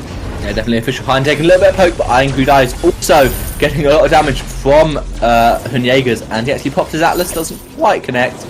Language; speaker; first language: English; native; English